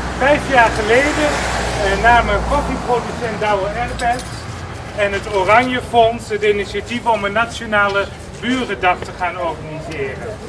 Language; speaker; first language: Dutch; native; Dutch